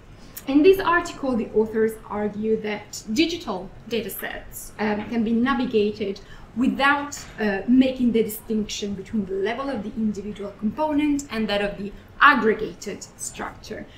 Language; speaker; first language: English; non-native, fluent; Italian